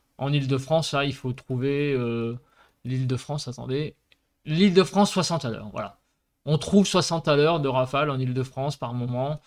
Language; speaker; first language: French; native; French